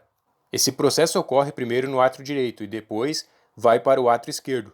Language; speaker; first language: Portuguese; native; Portuguese